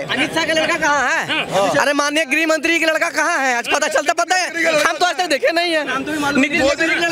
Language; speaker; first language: Hindi; native; Hindi